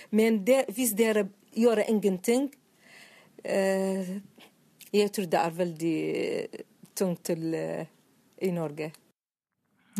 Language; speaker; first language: Norwegian; non-native, learner; Arabic